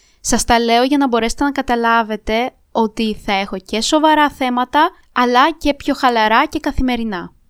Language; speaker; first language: Greek; early bilingual, other home language; Romanian